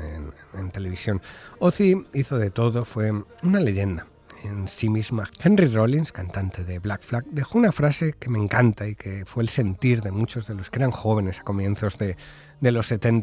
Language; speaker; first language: Spanish; native; Spanish